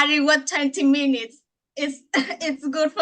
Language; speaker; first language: English; non-native, fluent; Vietnamese